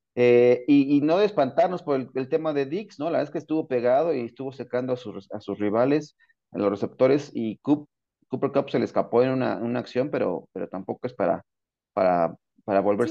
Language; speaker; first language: Spanish; native; Spanish